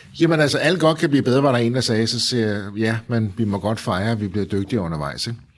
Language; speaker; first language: Danish; native; Danish